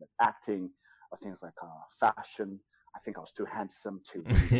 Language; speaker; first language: English; non-native, local second language; Kinyarwanda